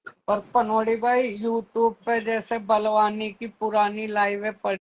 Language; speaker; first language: Hindi; native; Hindi